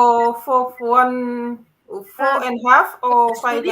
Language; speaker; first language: English; non-native, learner; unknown